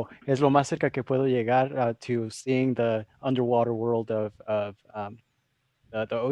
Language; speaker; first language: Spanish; early bilingual, heritage; Spanish